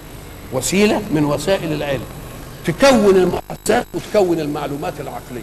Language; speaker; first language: Arabic; native; Arabic